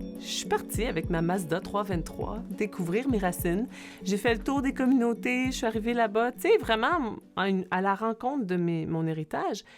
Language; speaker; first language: French; native; French